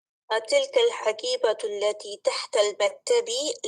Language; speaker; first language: Arabic; non-native, learner; English